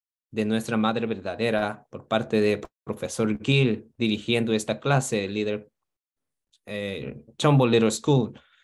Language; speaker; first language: Spanish; non-native, fluent; Korean